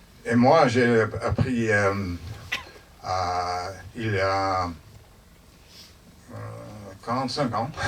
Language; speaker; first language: French; non-native, learner; Dutch